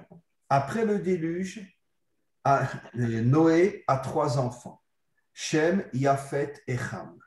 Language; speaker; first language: French; native; French